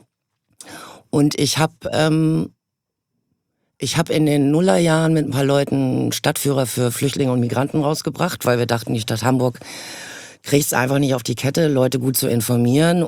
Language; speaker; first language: German; native; German